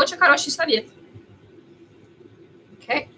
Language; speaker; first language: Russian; early bilingual, heritage; Italian